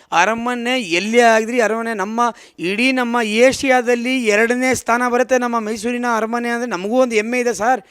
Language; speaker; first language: Kannada; non-native, local second language; Marwari